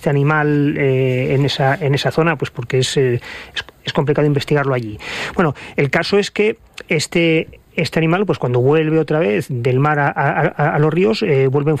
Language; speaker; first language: Spanish; native; Spanish